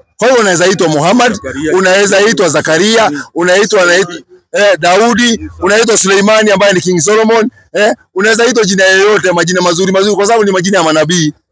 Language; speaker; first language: Swahili; non-native, local second language; Kikuyu